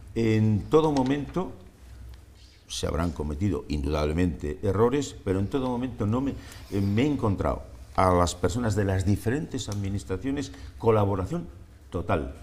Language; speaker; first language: Spanish; native; Spanish